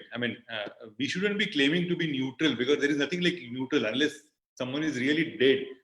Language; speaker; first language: English; non-native, local second language; Marathi